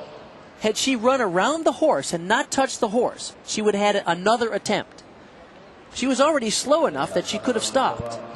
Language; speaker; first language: English; native; English